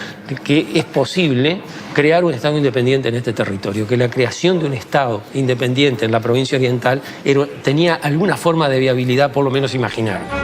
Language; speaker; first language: Spanish; native; Spanish